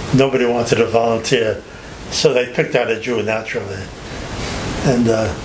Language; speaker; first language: English; native; English